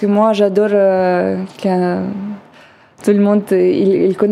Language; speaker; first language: French; non-native, learner; Russian